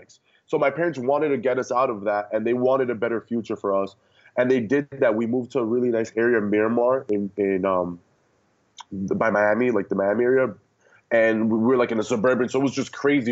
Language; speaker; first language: English; early bilingual, other home language; Spanish